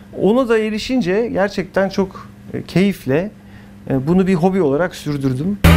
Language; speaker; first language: Turkish; early bilingual, heritage; Turkish